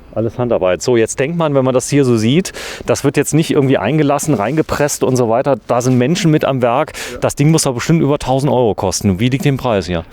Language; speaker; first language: German; native; German